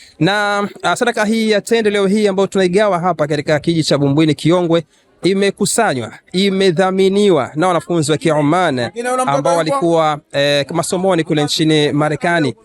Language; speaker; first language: Swahili; native; Swahili